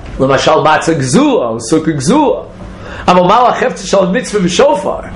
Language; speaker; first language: Hebrew; non-native, fluent; English